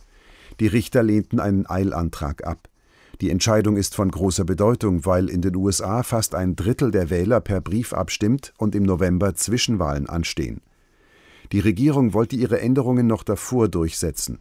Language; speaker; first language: German; native; German